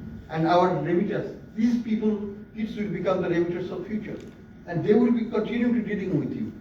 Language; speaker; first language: English; non-native, local second language; Bangla